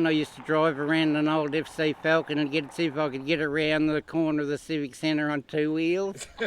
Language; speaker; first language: English; native; English